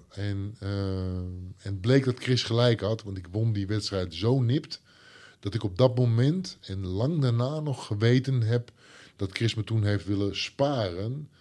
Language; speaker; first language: Dutch; native; Dutch